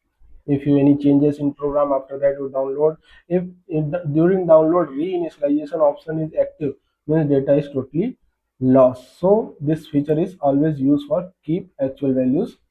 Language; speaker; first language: English; non-native, local second language; Hindi